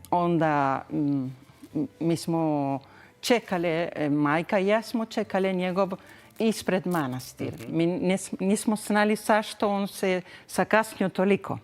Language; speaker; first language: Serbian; early bilingual, heritage; Spanish